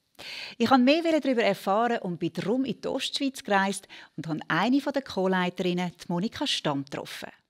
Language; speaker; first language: German; native; German